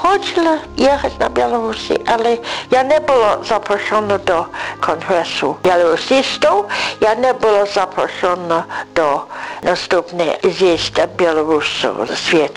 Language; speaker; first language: Belarusian; non-native, learner; English